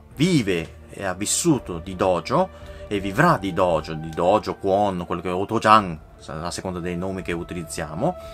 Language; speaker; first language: Italian; native; Italian